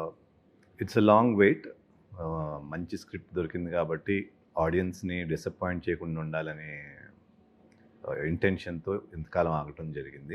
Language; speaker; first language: Telugu; native; Telugu